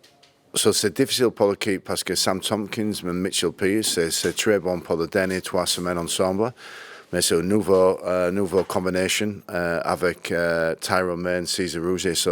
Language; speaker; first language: French; non-native, learner; English